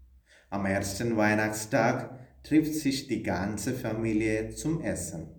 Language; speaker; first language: German; non-native, fluent; Malayalam